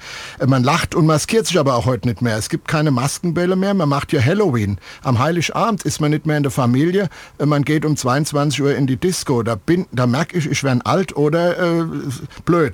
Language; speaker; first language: German; native; German